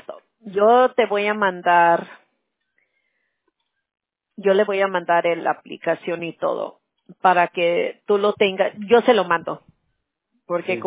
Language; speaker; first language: Spanish; early bilingual, heritage; English